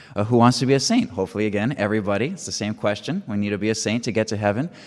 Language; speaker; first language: English; native; English